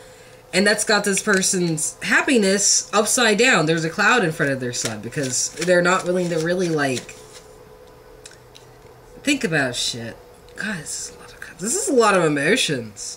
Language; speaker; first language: English; native; English